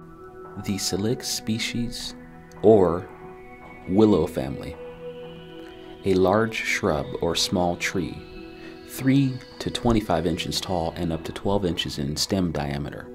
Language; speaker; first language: English; native; English